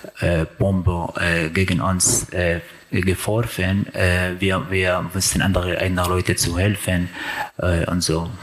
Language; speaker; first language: German; non-native, learner; Arabic